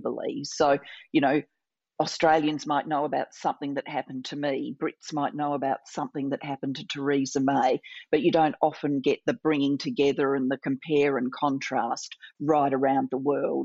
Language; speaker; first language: English; native; English